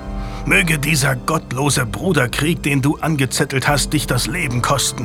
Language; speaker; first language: German; native; German